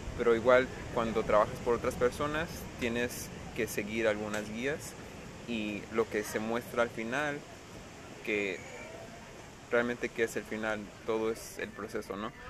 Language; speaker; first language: Spanish; early bilingual, heritage; Spanish